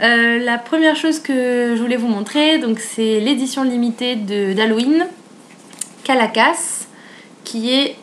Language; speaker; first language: French; native; French